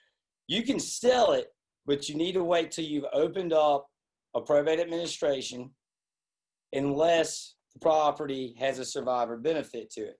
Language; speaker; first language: English; native; English